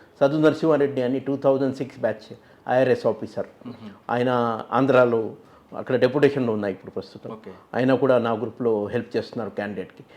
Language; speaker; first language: Telugu; non-native, fluent; Marathi